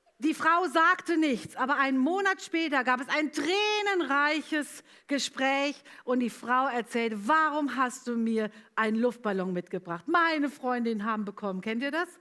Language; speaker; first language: German; early bilingual, other home language; Italian